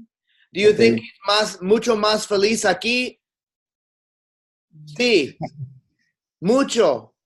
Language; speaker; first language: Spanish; non-native, learner; English